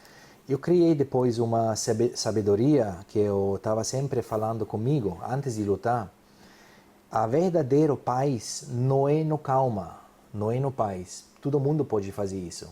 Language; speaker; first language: Portuguese; non-native, fluent; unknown